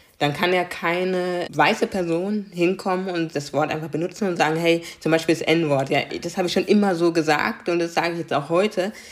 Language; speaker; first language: German; native; German